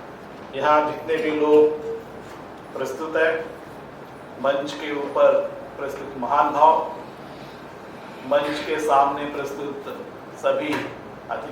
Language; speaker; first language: Hindi; non-native, local second language; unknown